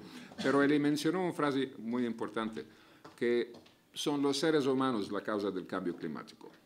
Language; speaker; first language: Spanish; non-native, fluent; Arabic